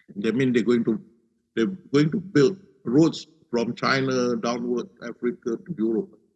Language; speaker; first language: English; non-native, local second language; Malay